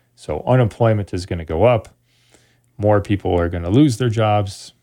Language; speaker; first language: English; native; English